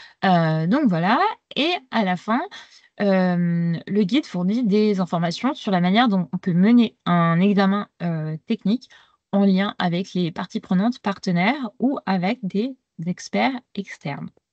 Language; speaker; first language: French; native; French